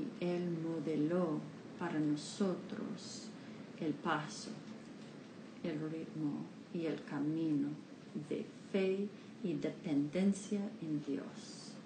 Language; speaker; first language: Spanish; non-native, learner; English